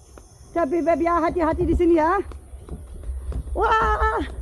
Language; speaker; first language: Indonesian; non-native, learner; English